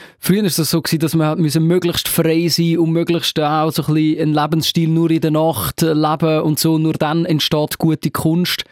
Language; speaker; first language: German; native; German